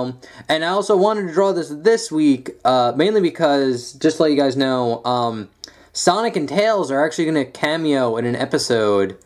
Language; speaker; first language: English; native; English